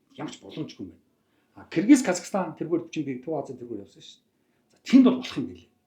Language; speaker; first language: Mongolian; native; Mongolian